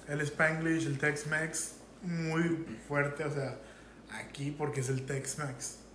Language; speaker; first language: Spanish; native; Spanish